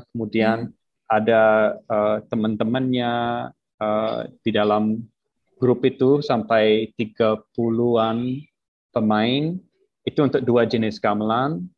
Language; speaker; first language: Indonesian; non-native, fluent; English